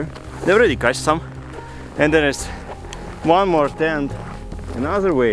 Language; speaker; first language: English; non-native, learner; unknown